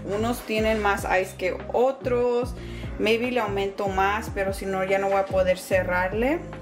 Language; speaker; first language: Spanish; early bilingual, heritage; Spanish